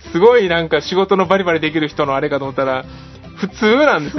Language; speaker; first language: Japanese; native; Japanese